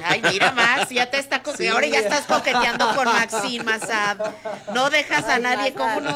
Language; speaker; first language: Spanish; native; Spanish